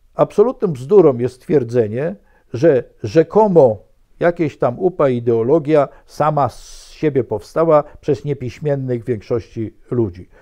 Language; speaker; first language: Polish; native; Polish